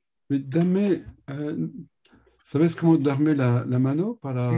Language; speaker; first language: Spanish; non-native, learner; French